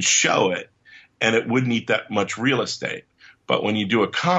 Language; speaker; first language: English; native; English